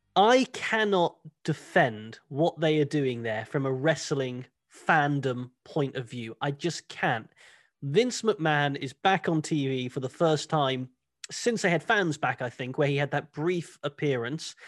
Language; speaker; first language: English; native; English